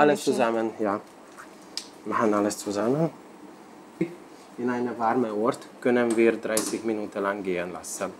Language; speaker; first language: German; non-native, learner; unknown